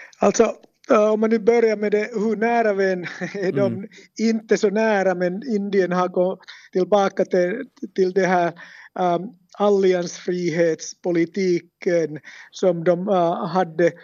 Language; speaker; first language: Swedish; non-native, local second language; Finnish